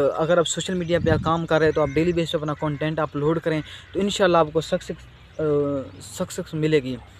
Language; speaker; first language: Urdu; non-native, local second language; Saraiki